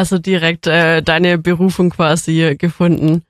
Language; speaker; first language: German; native; German